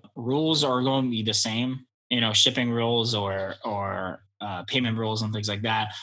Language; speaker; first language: English; early bilingual, other home language; Polish